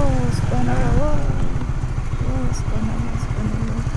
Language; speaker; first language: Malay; non-native, local second language; Javanese